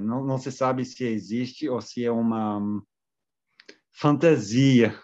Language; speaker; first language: Portuguese; non-native, fluent; French